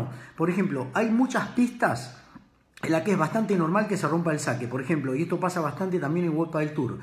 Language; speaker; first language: Spanish; native; Spanish